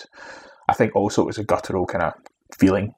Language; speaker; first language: English; native; English